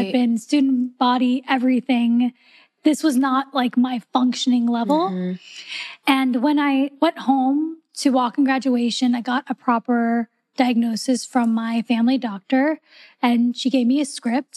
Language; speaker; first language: English; native; English